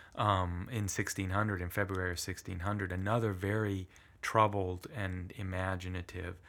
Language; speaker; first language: English; early bilingual, other home language; Italian